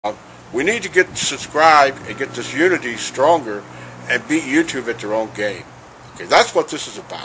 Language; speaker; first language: English; native; English